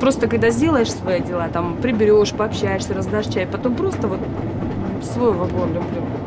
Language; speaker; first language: Russian; native; Russian